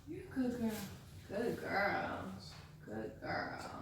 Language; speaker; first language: English; native; English